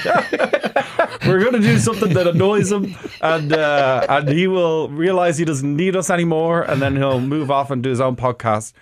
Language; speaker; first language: English; native; English